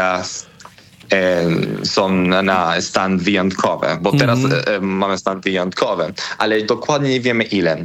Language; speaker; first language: Polish; non-native, learner; Spanish